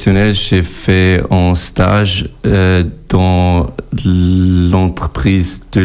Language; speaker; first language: French; non-native, local second language; German